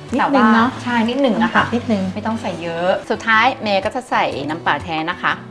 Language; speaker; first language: Thai; non-native, fluent; Japanese